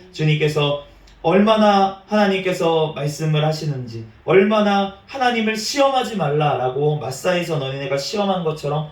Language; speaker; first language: Korean; native; Korean